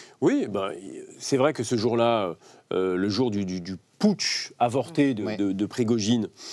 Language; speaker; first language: French; native; French